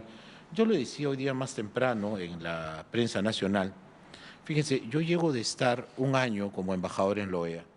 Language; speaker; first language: Spanish; native; Spanish